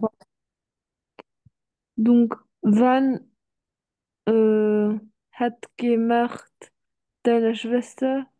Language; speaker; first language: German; non-native, learner; French